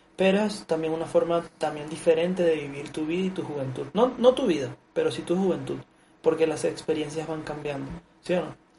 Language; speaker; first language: Spanish; native; Spanish